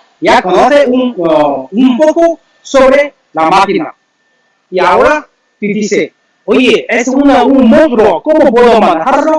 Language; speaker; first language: Spanish; non-native, learner; Chinese